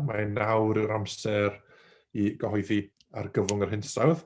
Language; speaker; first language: Welsh; native; Welsh